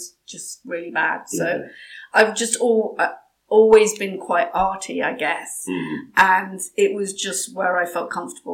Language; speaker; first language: English; native; English